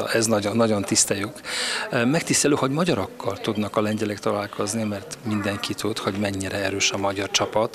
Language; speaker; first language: Hungarian; non-native, fluent; Polish